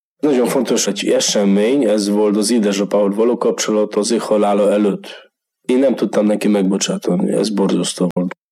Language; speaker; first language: Hungarian; non-native, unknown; Polish